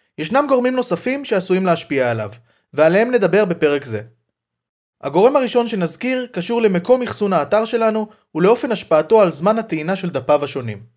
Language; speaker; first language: Hebrew; native; Hebrew